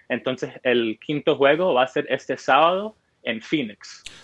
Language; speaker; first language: Spanish; early bilingual, heritage; Spanish